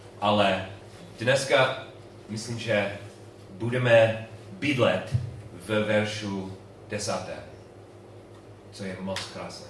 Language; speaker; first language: Czech; non-native, learner; English